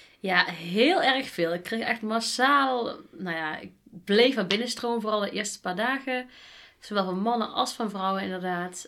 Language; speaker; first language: Dutch; native; Dutch